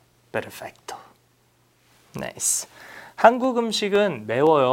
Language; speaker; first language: Korean; non-native, fluent; English